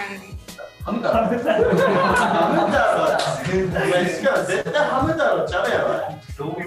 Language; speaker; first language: Japanese; native; Japanese